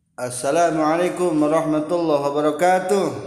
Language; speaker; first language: Arabic; non-native, fluent; Indonesian